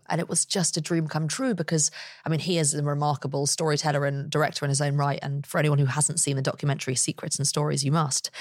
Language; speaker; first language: English; native; English